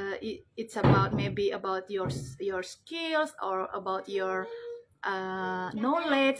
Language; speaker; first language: English; non-native, learner; Indonesian